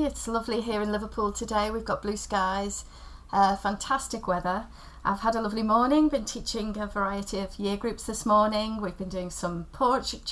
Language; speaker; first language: English; native; English